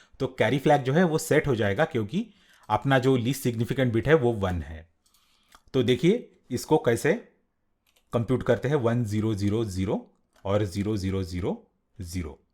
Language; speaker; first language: Hindi; non-native, local second language; Marathi